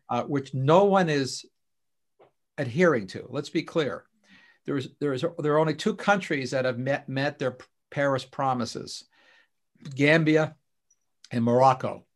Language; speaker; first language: English; native; English